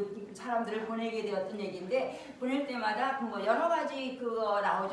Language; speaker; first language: Korean; native; Korean